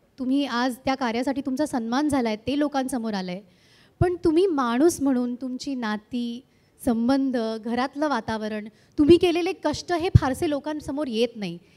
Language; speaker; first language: Marathi; native; Marathi